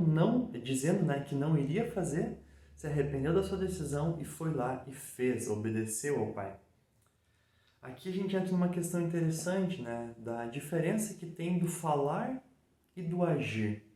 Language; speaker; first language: Portuguese; native; Portuguese